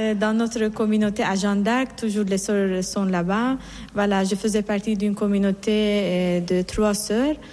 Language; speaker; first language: French; non-native, fluent; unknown